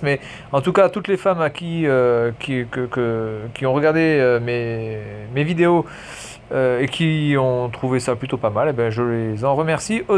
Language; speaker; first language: French; native; French